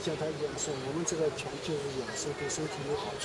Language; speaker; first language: Chinese; native; Chinese